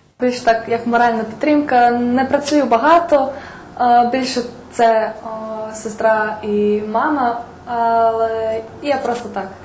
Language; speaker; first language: Ukrainian; non-native, local second language; Serbian